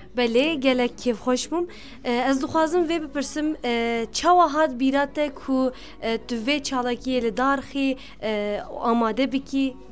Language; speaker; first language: Kurdish; non-native, local second language; Turkish